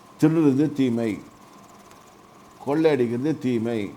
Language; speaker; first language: Tamil; native; Tamil